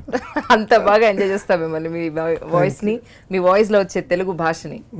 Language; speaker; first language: Telugu; native; Telugu